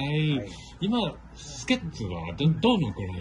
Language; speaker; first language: Japanese; non-native, learner; English